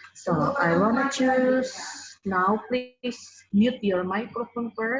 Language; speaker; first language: English; non-native, fluent; Indonesian